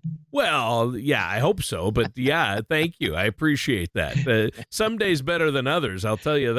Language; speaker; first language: English; native; English